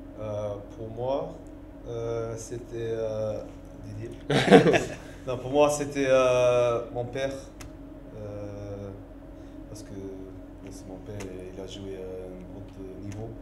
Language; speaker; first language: French; non-native, learner; English